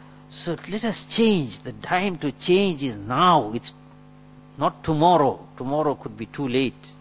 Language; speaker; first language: English; native; English